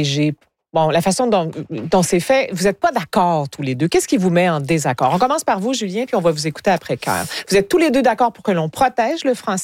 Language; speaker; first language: French; native; French